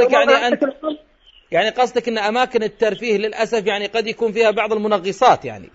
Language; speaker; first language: Arabic; native; Arabic